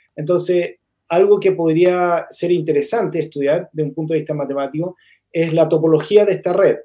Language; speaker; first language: Spanish; non-native, fluent; English